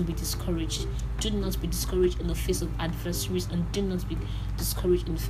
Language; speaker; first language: English; non-native, local second language; Igbo